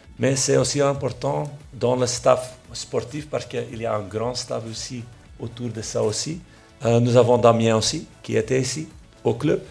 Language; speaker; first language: French; non-native, local second language; Dutch